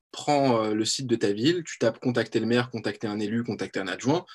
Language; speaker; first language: French; native; French